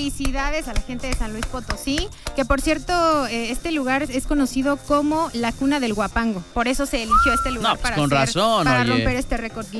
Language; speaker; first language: Spanish; native; Spanish